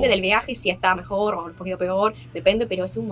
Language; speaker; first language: Spanish; non-native, fluent; Russian